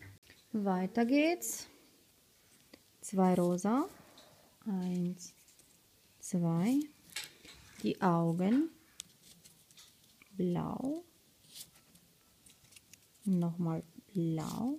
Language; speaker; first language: German; non-native, fluent; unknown